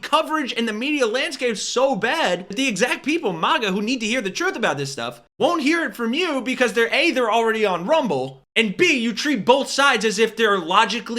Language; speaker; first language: English; native; English